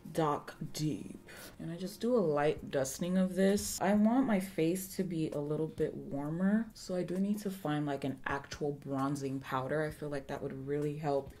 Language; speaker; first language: English; early bilingual, other home language; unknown